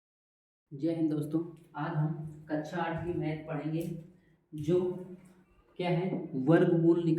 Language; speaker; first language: Hindi; native; Hindi